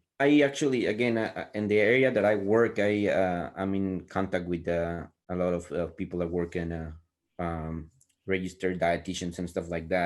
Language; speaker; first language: English; non-native, fluent; Spanish